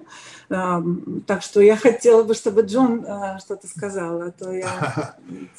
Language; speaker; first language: Russian; native; Russian